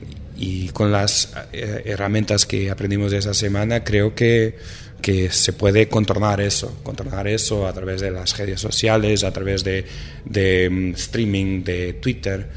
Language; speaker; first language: Spanish; non-native, fluent; Portuguese